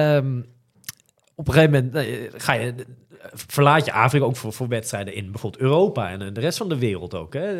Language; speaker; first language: Dutch; native; Dutch